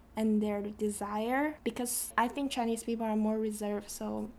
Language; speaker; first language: English; non-native, fluent; Chinese